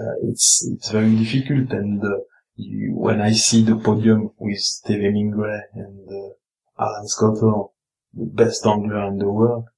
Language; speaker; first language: English; non-native, learner; French